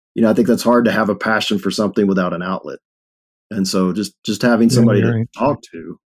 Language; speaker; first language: English; native; English